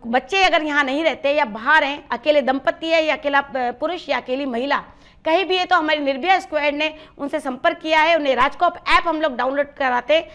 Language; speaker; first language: Hindi; native; Hindi